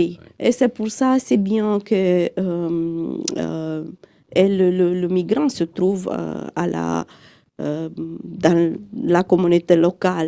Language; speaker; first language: French; non-native, fluent; Romanian